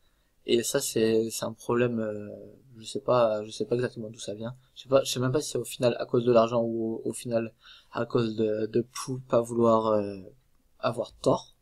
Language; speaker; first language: French; native; French